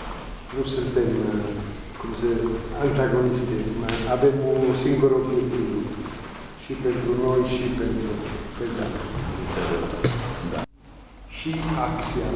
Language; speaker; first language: Romanian; non-native, learner; Italian